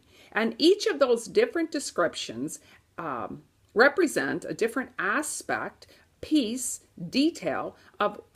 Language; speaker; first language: English; native; English